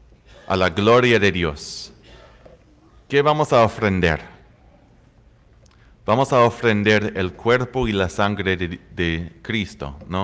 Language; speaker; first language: Spanish; non-native, fluent; English